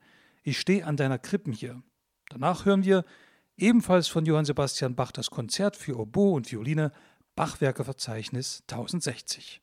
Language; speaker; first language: German; native; German